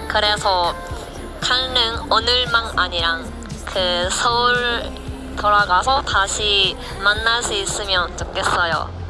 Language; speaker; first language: Korean; non-native, fluent; Japanese